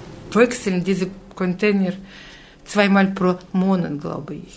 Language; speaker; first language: German; non-native, learner; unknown